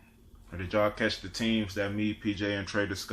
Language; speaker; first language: English; native; English